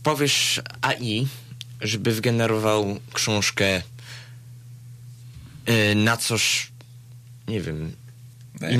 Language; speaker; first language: Polish; early bilingual, heritage; Polish